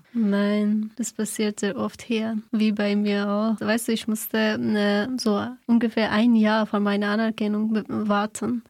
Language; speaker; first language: German; non-native, fluent; Persian